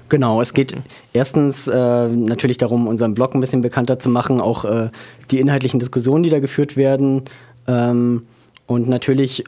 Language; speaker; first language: German; native; German